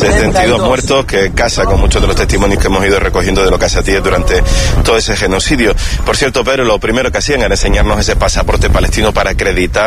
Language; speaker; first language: Spanish; native; Spanish